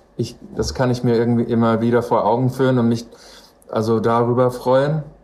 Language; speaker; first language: German; non-native, fluent; English